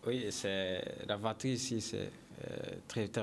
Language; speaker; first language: French; non-native, learner; Kinyarwanda